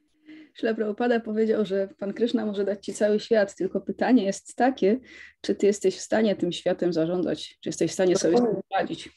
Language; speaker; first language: Polish; native; Polish